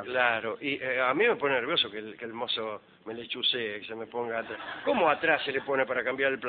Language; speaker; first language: Spanish; native; Spanish